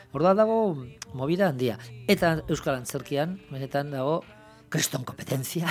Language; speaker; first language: Basque; non-native, local second language; Spanish